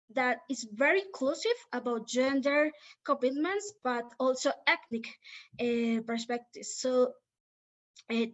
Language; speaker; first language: English; non-native, fluent; Spanish